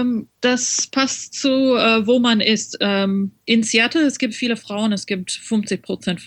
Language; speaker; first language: German; non-native, fluent; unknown